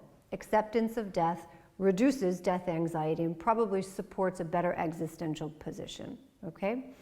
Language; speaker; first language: English; native; English